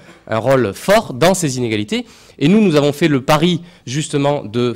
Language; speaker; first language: French; native; French